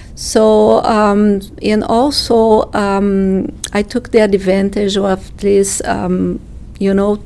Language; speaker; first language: English; non-native, fluent; Portuguese